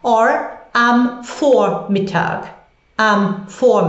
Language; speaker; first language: German; non-native, fluent; English